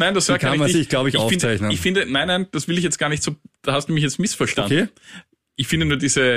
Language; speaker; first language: German; native; German